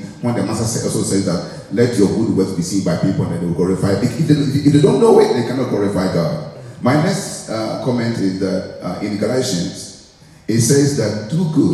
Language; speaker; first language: English; non-native, local second language; Akan